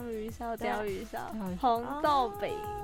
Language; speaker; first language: Chinese; native; Chinese